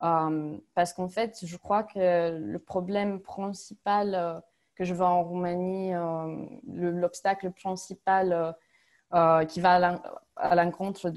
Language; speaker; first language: French; non-native, fluent; Romanian